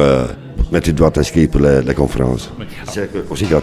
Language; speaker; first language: French; non-native, local second language; Dutch